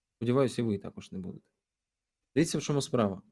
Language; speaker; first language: Ukrainian; non-native, local second language; Russian